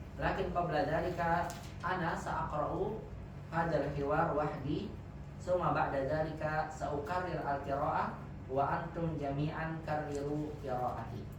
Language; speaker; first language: Arabic; non-native, fluent; Indonesian